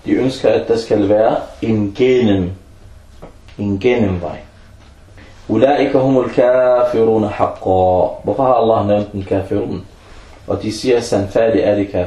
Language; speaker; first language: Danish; early bilingual, other home language; Arabic